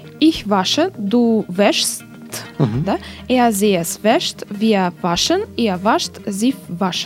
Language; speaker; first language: German; non-native, learner; Russian